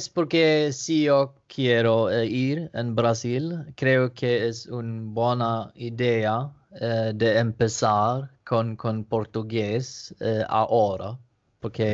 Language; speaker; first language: Portuguese; non-native, learner; Swedish